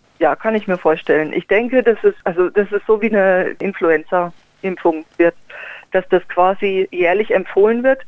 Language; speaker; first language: German; native; German